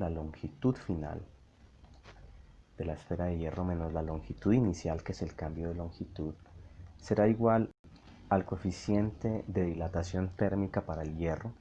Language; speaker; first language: Spanish; native; Spanish